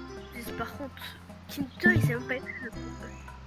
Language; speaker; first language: French; native; French